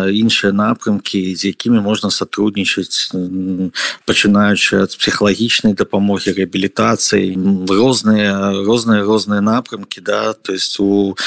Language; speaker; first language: Belarusian; non-native, local second language; Russian